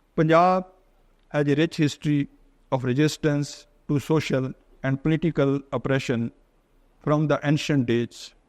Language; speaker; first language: English; non-native, local second language; Punjabi